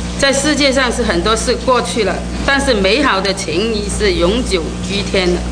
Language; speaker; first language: Chinese; non-native, local second language; Cantonese